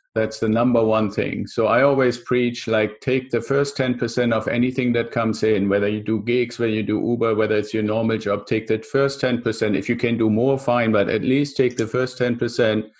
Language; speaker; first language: English; non-native, fluent; German